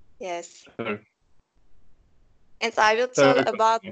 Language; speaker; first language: English; non-native, local second language; Turkish